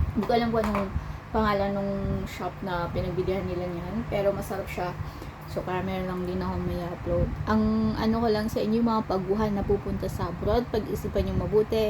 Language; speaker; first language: Filipino; native; Filipino